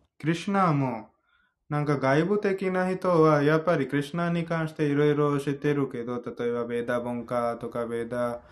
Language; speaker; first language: Japanese; non-native, fluent; Hindi